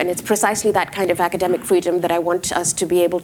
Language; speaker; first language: English; non-native, local second language; Urdu